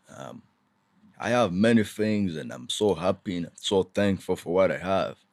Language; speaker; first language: English; non-native, local second language; Kinyarwanda